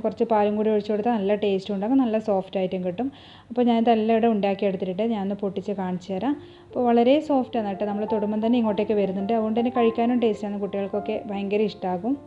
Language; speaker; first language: Malayalam; native; Malayalam